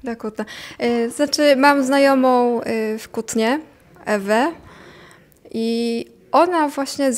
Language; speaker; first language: Polish; non-native, fluent; Japanese